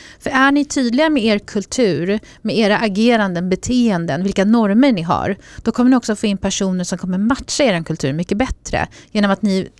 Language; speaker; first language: Swedish; native; Swedish